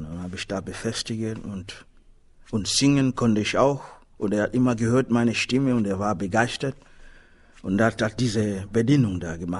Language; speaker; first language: German; non-native, learner; Swahili